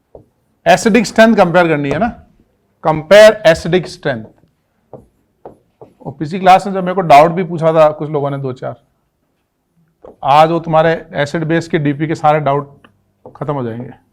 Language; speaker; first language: Hindi; native; Hindi